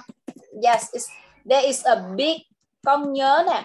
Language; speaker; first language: English; non-native, local second language; Vietnamese